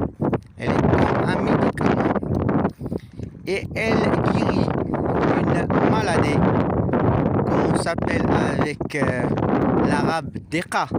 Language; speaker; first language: French; non-native, learner; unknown